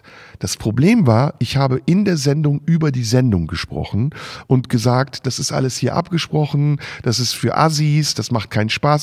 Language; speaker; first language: German; early bilingual, other home language; Turkish